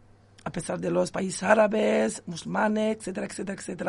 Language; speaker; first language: Spanish; non-native, local second language; Arabic